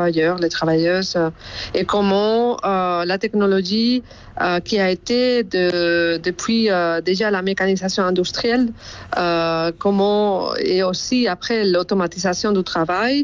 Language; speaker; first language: French; non-native, fluent; Spanish